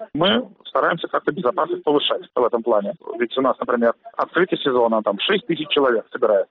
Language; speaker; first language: Russian; native; Russian